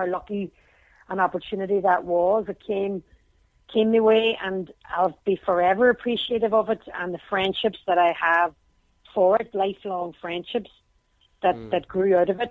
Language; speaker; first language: English; native; English